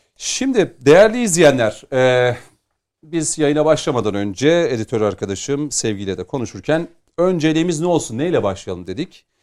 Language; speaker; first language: Turkish; native; Turkish